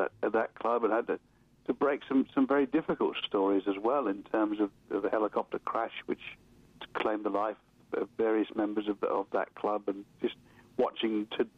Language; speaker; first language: English; native; English